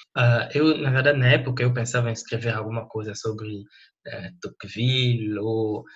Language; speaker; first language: Portuguese; non-native, fluent; French